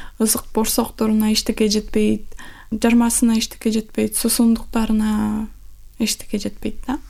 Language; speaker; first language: Kyrgyz; non-native, local second language; Russian